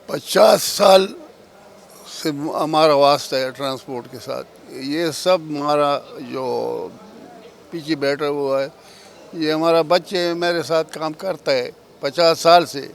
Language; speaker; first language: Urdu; non-native, local second language; Pashto